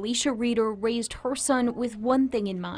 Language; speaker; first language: English; native; English